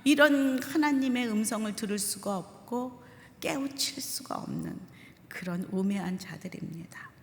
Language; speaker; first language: Korean; native; Korean